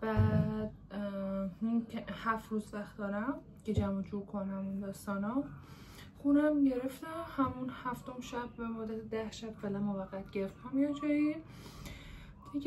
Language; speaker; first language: Persian; native; Persian